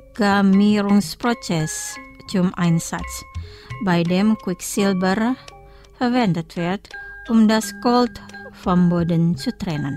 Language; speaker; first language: German; non-native, fluent; Indonesian